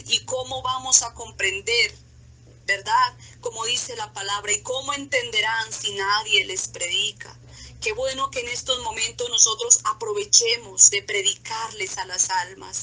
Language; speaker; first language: Spanish; native; Spanish